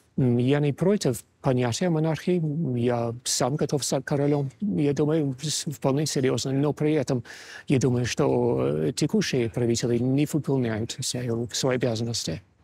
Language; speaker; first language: Russian; non-native, fluent; English